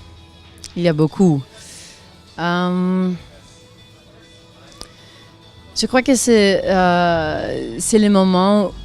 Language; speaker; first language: French; non-native, local second language; Dutch